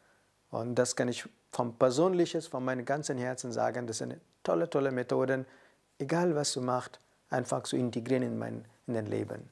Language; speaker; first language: German; non-native, learner; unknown